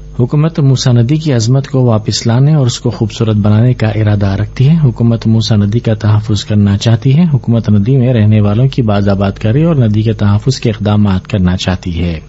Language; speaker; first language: Urdu; native; Urdu